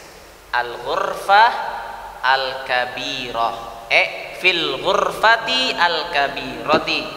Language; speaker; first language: Arabic; non-native, fluent; Indonesian